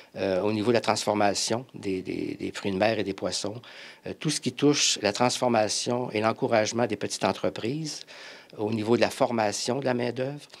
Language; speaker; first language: French; native; French